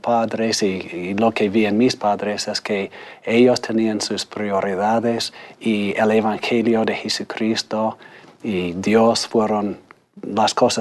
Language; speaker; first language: Spanish; non-native, fluent; English